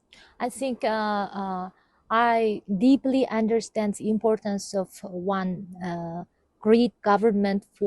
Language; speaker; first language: English; non-native, fluent; Kazakh